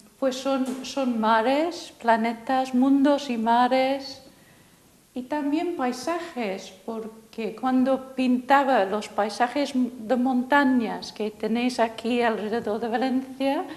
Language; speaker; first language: Spanish; non-native, fluent; English